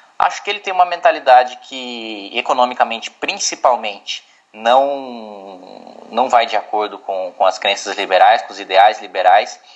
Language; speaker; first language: Portuguese; native; Portuguese